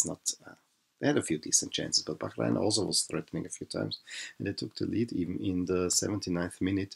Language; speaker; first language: English; non-native, fluent; German